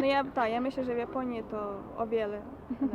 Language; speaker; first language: Polish; non-native, learner; Ukrainian